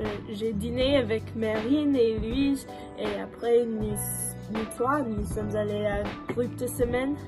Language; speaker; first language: French; non-native, learner; English